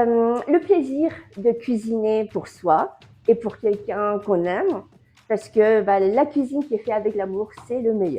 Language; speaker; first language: French; non-native, fluent; Japanese